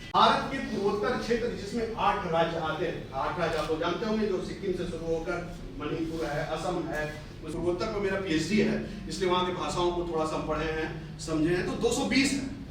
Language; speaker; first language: Hindi; native; Hindi